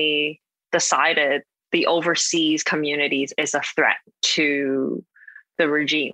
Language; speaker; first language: English; non-native, local second language; Cantonese